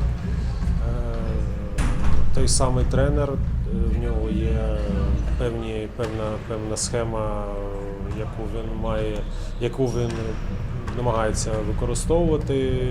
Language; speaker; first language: Ukrainian; non-native, local second language; Russian